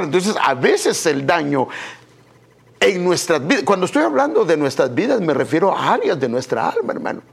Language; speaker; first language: Spanish; native; Spanish